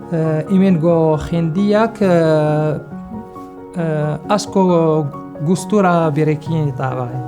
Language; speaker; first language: Basque; non-native, learner; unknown